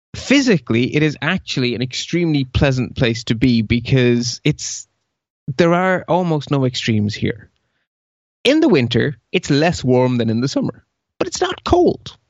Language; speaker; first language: English; early bilingual, other home language; Dutch